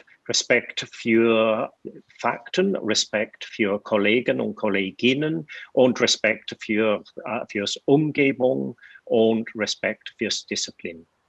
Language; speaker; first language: German; non-native, fluent; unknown